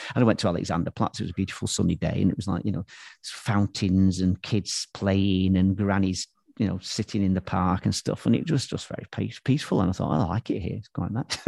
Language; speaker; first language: English; native; English